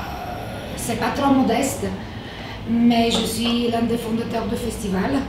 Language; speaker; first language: French; non-native, fluent; Bulgarian